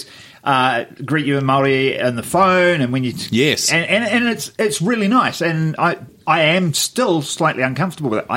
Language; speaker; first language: English; native; English